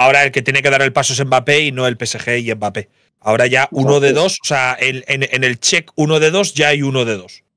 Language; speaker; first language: Spanish; native; Spanish